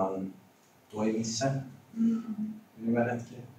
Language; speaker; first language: Finnish; non-native, learner; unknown